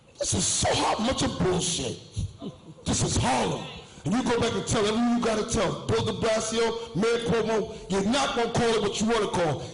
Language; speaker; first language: English; native; English